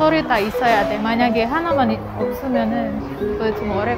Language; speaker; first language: Korean; non-native, local second language; Indonesian